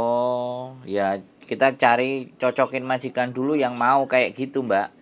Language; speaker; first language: Indonesian; non-native, local second language; Javanese